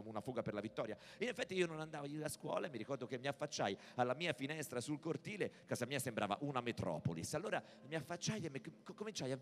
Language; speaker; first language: Italian; native; Italian